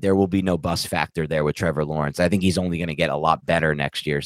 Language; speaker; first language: English; native; English